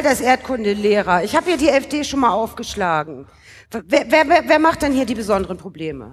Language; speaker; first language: German; native; German